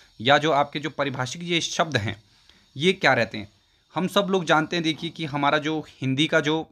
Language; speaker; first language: Hindi; native; Hindi